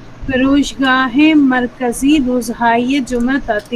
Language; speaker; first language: Persian; non-native, learner; Urdu